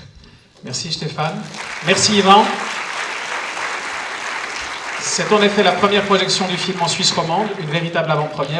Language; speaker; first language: French; native; French